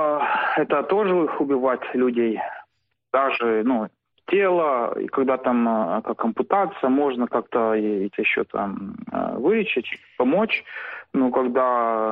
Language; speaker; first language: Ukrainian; non-native, local second language; Russian